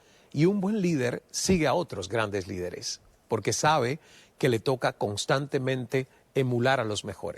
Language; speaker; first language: Spanish; native; Spanish